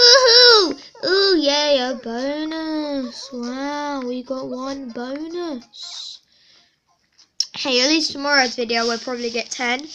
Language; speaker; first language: English; native; English